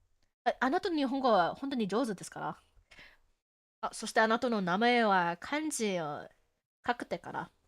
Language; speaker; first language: Japanese; non-native, learner; English